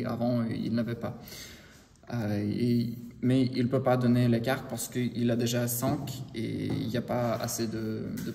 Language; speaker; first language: French; non-native, learner; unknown